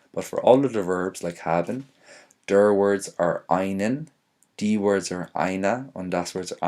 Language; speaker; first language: German; non-native, fluent; English